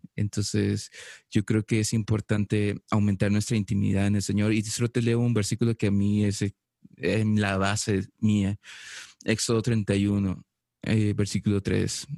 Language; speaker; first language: Spanish; native; Spanish